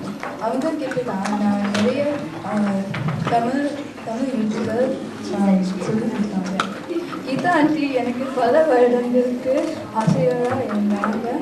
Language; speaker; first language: Tamil; early bilingual, heritage; Tamil